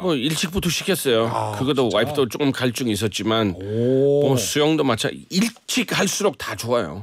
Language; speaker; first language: Korean; non-native, fluent; English